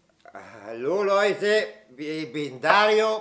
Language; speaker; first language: German; non-native, fluent; Italian